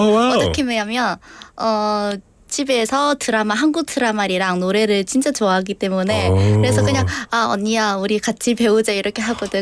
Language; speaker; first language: Korean; non-native, learner; Vietnamese